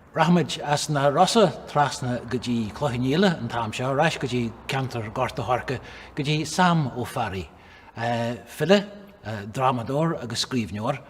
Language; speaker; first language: Irish; native; Irish